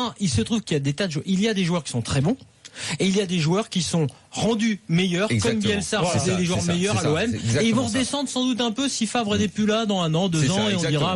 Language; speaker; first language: French; native; French